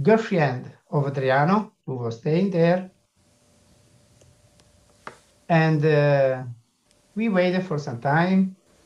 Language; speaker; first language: English; non-native, fluent; Italian